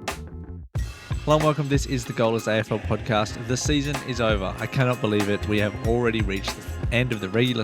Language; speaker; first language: English; native; English